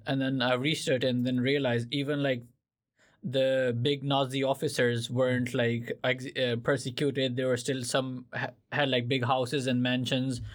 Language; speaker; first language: English; non-native, fluent; Urdu